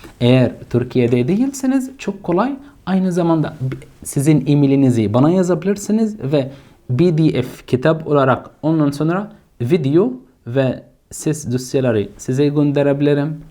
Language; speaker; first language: Turkish; non-native, fluent; Arabic